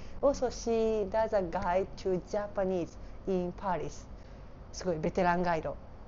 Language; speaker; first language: Japanese; native; Japanese